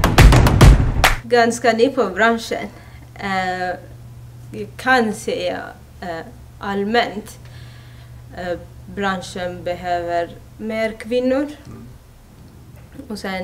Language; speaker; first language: Swedish; non-native, fluent; Amharic